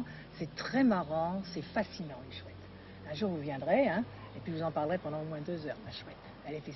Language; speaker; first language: French; native; French